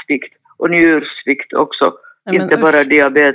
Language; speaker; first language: Swedish; non-native, fluent; Finnish